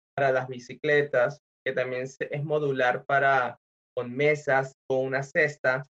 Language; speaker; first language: Spanish; native; Spanish